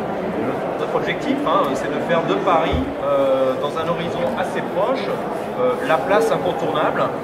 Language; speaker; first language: French; native; French